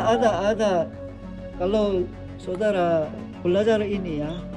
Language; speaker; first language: Indonesian; non-native, fluent; Korean